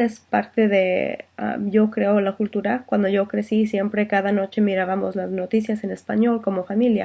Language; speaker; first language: Spanish; early bilingual, heritage; Spanish